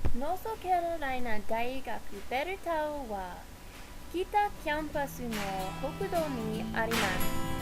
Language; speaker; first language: Japanese; non-native, learner; English